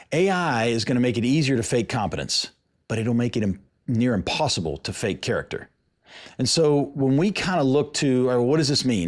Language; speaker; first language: English; native; English